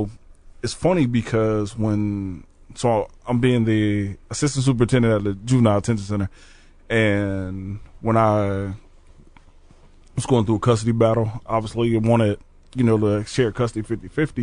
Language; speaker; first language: English; native; English